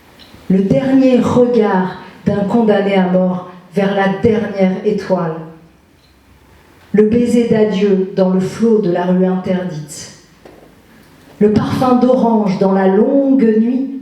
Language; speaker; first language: French; native; French